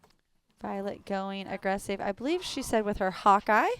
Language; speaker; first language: English; native; English